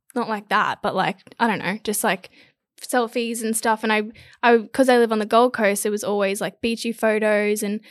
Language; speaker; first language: English; native; English